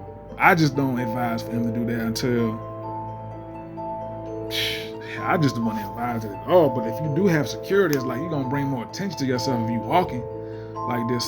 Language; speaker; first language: English; native; English